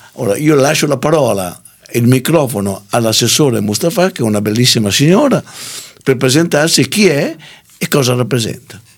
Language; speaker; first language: Italian; native; Italian